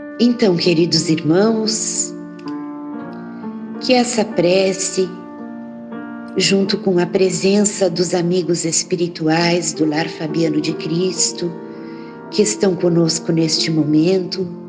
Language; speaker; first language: Portuguese; native; Portuguese